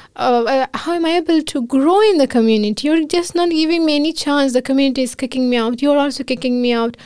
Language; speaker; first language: English; non-native, fluent; Pashto